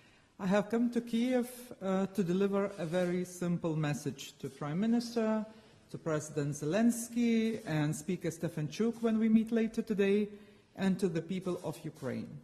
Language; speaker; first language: English; non-native, fluent; Lithuanian